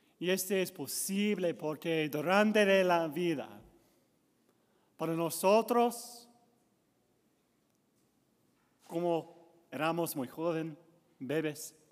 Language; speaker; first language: Spanish; non-native, learner; English